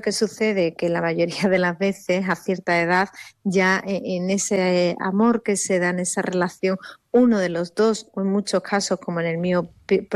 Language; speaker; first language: Spanish; native; Spanish